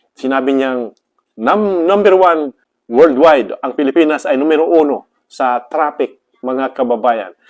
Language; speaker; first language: Filipino; non-native, local second language; Cebuano